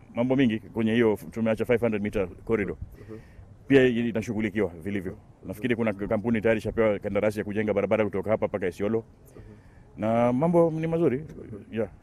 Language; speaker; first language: Swahili; native; Swahili